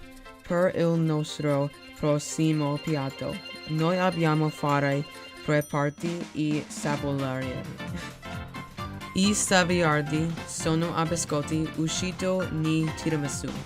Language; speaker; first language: Italian; non-native, learner; English